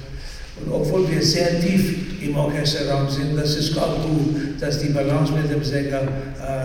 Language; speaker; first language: German; non-native, fluent; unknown